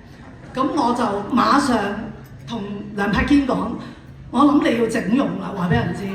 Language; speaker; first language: Cantonese; native; Cantonese